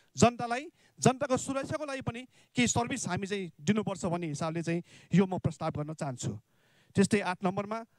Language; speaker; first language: Nepali; non-native, local second language; Newari